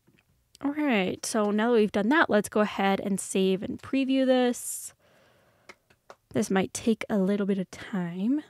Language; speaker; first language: English; native; English